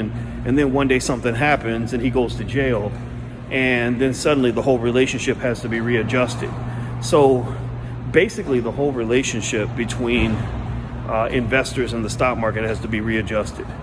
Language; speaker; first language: English; native; English